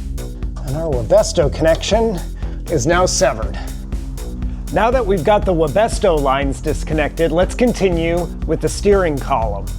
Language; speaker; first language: English; native; English